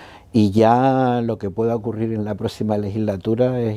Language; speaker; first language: Spanish; native; Spanish